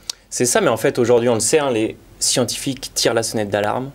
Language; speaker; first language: French; native; French